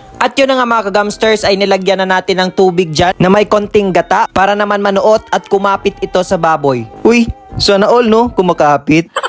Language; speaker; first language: Filipino; non-native, local second language; Hiligaynon